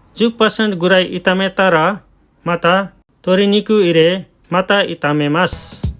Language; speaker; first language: Japanese; non-native, learner; Nepali